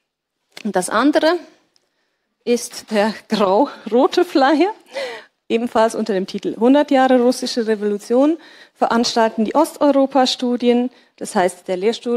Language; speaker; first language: German; native; German